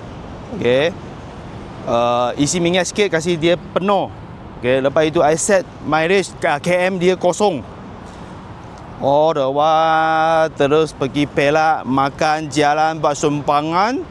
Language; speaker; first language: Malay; non-native, local second language; Chinese